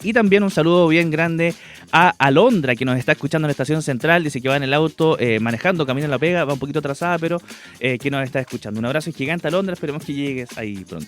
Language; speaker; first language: Spanish; native; Spanish